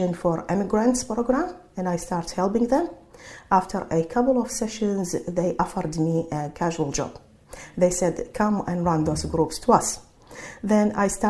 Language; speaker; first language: English; non-native, fluent; Arabic